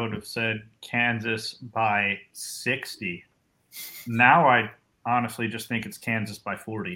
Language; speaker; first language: English; native; English